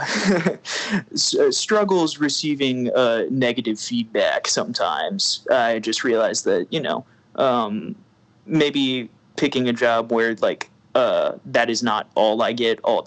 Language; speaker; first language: English; native; English